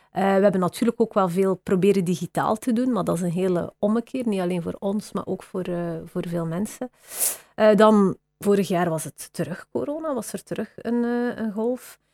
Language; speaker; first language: Dutch; native; Dutch